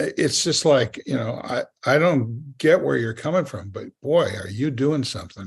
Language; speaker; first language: English; native; English